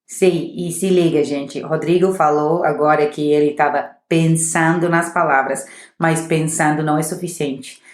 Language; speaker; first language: Portuguese; non-native, fluent; English